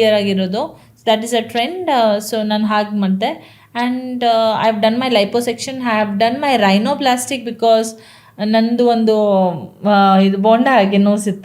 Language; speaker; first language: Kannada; non-native, local second language; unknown